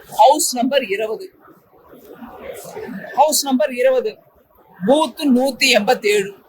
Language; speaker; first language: Tamil; native; Tamil